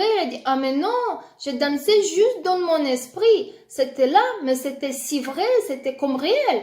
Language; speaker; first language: French; non-native, learner; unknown